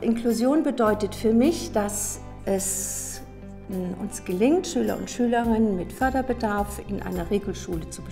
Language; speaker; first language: German; native; German